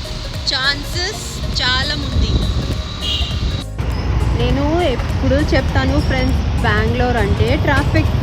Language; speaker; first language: Telugu; non-native, local second language; Kannada